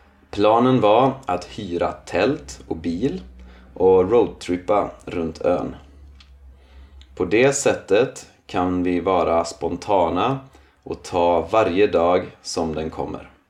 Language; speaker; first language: Swedish; native; Swedish